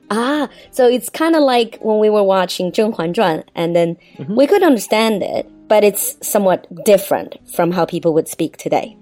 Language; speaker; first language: English; non-native, fluent; Chinese